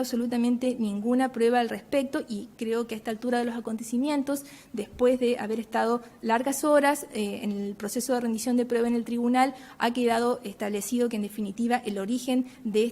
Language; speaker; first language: Spanish; native; Spanish